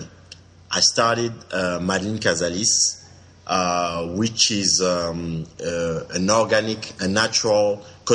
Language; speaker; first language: English; non-native, local second language; French